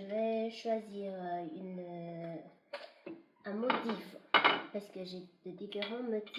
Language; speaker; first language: French; non-native, fluent; Chinese